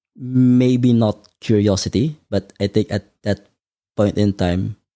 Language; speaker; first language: English; non-native, local second language; Filipino